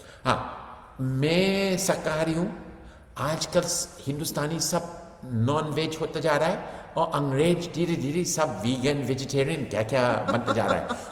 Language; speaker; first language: Hindi; non-native, fluent; English